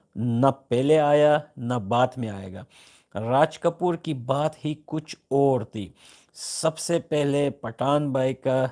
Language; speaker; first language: Urdu; non-native, local second language; Pashto